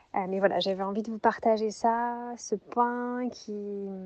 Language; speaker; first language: French; native; French